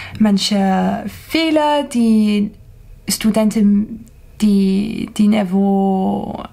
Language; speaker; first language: German; non-native, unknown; English